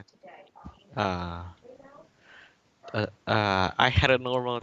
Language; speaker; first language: English; non-native, learner; Chinese